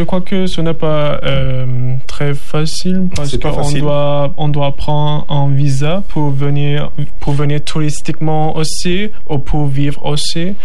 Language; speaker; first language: French; non-native, learner; Turkish